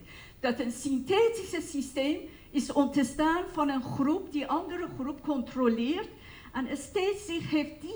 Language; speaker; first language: Dutch; non-native, fluent; Persian